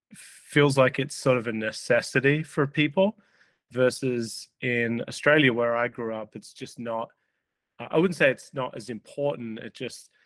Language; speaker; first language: English; native; English